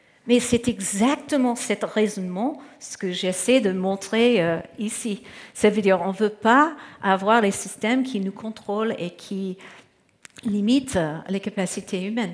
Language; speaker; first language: French; non-native, fluent; English